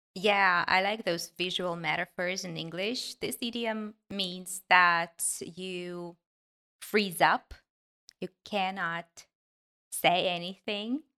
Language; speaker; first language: English; non-native, fluent; Ukrainian